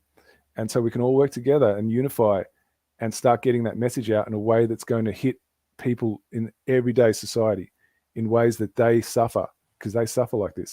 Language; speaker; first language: English; native; English